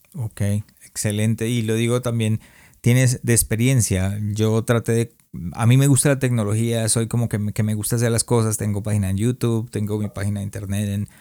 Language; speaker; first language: Spanish; early bilingual, heritage; Spanish